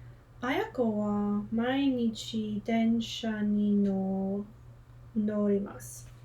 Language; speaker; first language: Japanese; non-native, learner; English